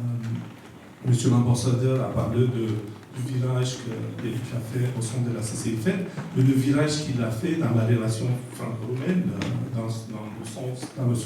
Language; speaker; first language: French; non-native, fluent; Romanian